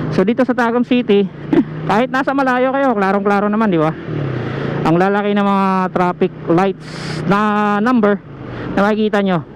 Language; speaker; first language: Filipino; non-native, local second language; Cebuano